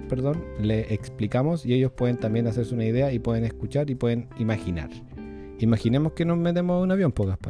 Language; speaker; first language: Spanish; native; Spanish